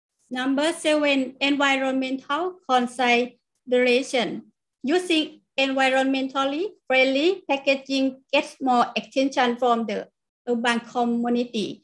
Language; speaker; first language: English; non-native, learner; Thai